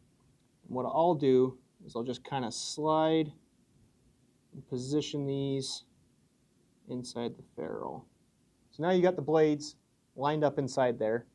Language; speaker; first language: English; native; English